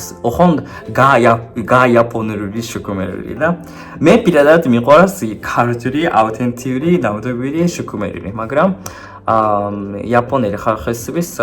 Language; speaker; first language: Georgian; non-native, fluent; Japanese